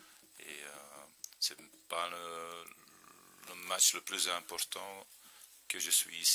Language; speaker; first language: French; non-native, fluent; Dutch